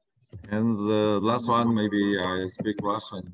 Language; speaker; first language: English; non-native, learner; Vietnamese